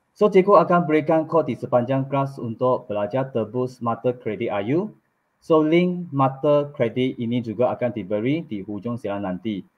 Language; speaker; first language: Malay; non-native, local second language; Chinese